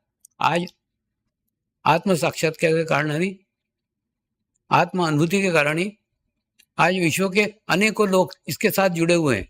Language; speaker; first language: Hindi; native; Hindi